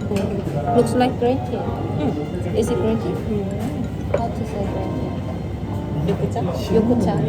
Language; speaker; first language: English; non-native, learner; Korean